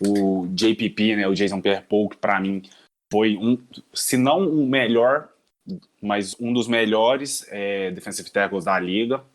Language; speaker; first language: Portuguese; native; Portuguese